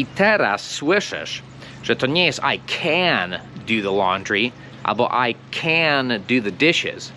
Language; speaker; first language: Polish; non-native, fluent; English